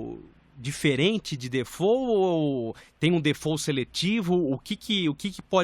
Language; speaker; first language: Portuguese; native; Portuguese